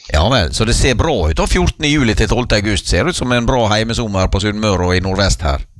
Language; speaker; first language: Norwegian; native; Norwegian